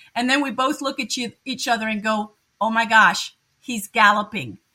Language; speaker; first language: English; non-native, fluent; German